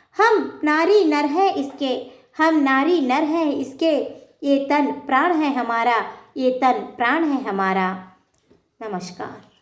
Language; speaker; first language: Hindi; non-native, local second language; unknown